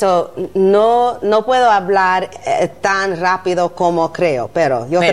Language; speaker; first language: Spanish; non-native, learner; English